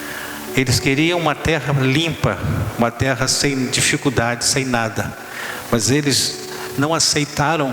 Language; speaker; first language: Portuguese; native; Portuguese